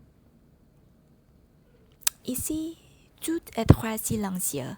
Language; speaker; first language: French; non-native, learner; Vietnamese